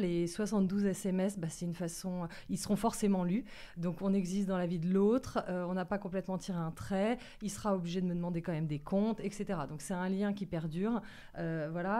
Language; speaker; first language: French; native; French